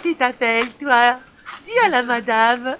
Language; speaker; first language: French; native; French